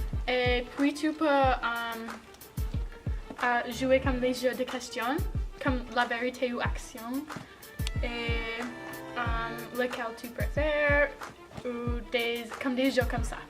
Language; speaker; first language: French; non-native, learner; English